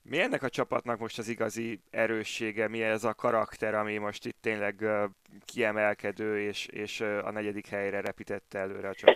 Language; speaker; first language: Hungarian; native; Hungarian